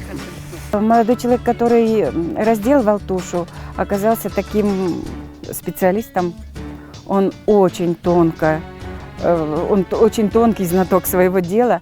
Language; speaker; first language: Russian; native; Russian